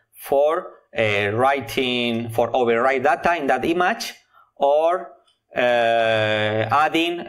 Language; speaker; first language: English; non-native, learner; Spanish